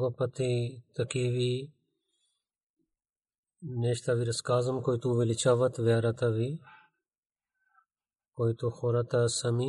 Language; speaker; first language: Bulgarian; non-native, fluent; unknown